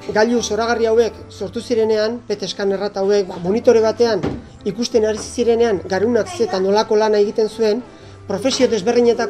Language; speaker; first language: Basque; native; Basque